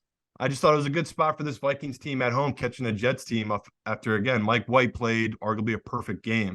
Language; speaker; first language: English; native; English